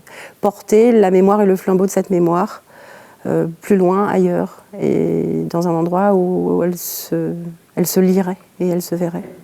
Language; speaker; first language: French; native; French